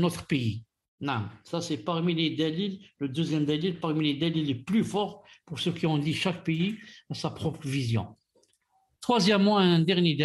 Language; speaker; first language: French; non-native, local second language; Arabic